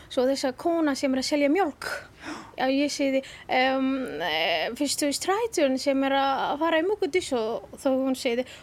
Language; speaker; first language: Icelandic; non-native, learner; Somali